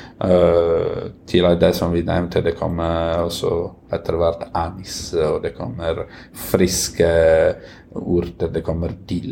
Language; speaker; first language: Norwegian; non-native, fluent; Italian